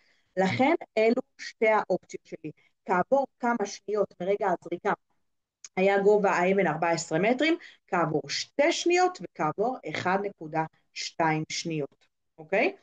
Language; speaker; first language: Hebrew; native; Hebrew